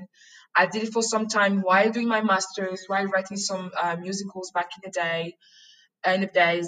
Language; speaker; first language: English; non-native, local second language; French